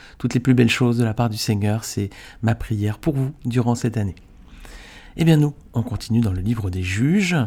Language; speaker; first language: French; native; French